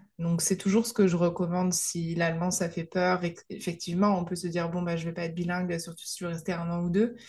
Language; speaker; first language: French; native; French